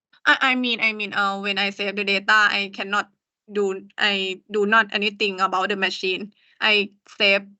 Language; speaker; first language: English; non-native, learner; Thai